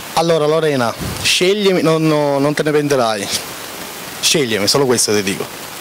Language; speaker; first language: Italian; native; Italian